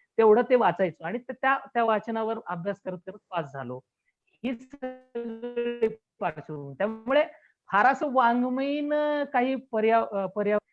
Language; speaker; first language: Marathi; non-native, local second language; Lambadi